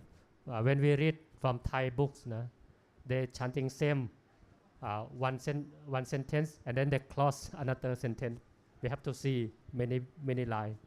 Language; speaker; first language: English; non-native, learner; Thai